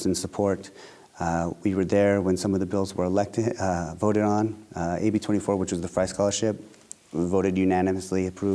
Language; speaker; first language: English; native; English